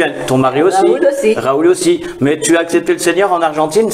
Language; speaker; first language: French; native; French